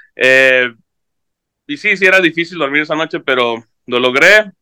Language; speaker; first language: Spanish; early bilingual, heritage; Spanish